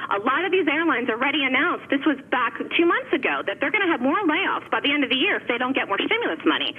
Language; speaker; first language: English; native; English